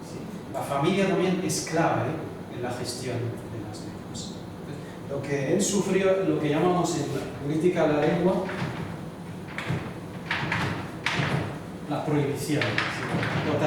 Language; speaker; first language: Spanish; non-native, fluent; Arabic